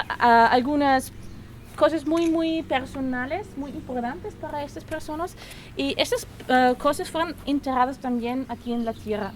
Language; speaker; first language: Spanish; non-native, learner; German